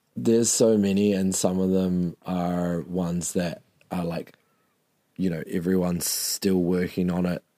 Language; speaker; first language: English; native; English